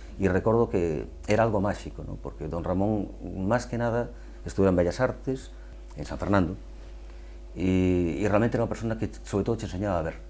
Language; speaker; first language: Galician; native; Galician